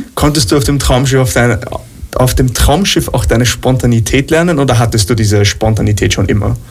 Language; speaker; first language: German; native; German